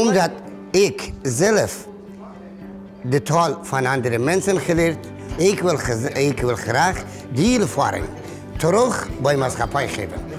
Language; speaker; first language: Dutch; non-native, learner; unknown